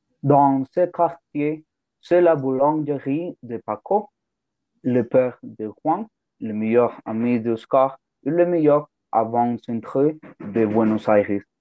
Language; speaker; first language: French; non-native, learner; Spanish